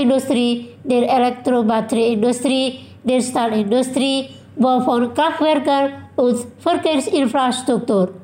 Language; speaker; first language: German; non-native, learner; Indonesian